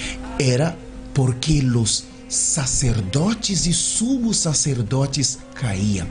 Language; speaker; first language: Spanish; non-native, learner; Portuguese